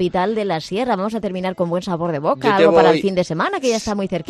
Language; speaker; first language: Spanish; native; Spanish